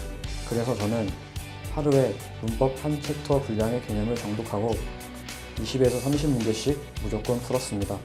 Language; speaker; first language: Korean; native; Korean